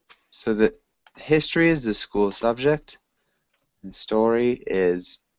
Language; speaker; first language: English; native; English